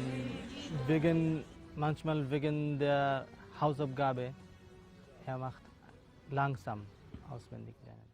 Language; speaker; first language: German; non-native, learner; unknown